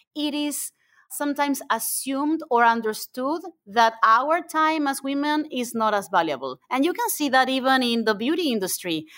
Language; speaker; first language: English; non-native, fluent; Spanish